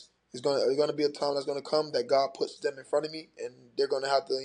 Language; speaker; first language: English; native; English